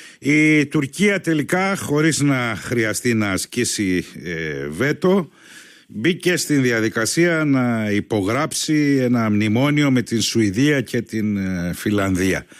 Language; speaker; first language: Greek; native; Greek